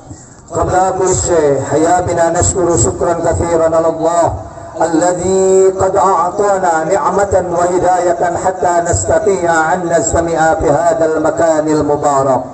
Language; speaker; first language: Arabic; non-native, fluent; Indonesian